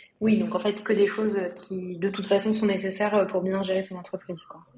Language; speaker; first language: French; native; French